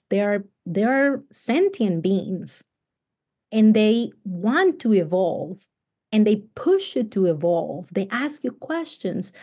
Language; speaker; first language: English; non-native, fluent; Spanish